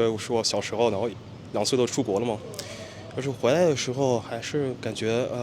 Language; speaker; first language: Chinese; early bilingual, heritage; Chinese